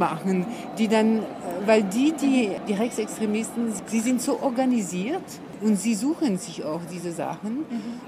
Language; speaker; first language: German; non-native, fluent; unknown